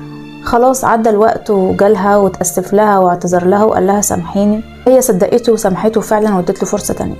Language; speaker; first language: Arabic; native; Arabic